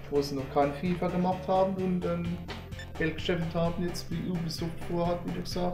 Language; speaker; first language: German; native; German